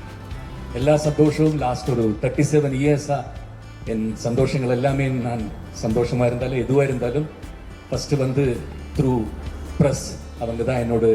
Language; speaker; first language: Tamil; non-native, fluent; Malayalam